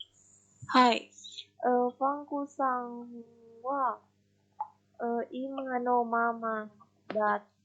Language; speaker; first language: Japanese; non-native, learner; Indonesian